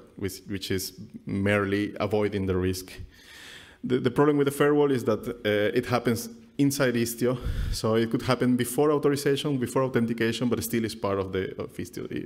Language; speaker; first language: English; non-native, fluent; Spanish